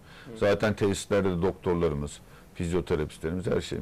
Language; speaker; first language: Turkish; native; Turkish